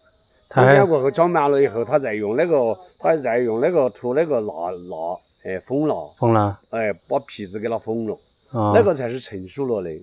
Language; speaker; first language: Chinese; native; Chinese